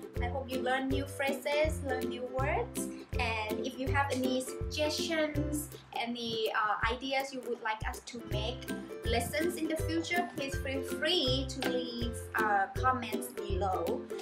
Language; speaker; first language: English; non-native, fluent; Thai